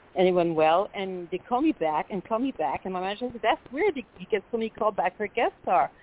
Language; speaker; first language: English; non-native, fluent; French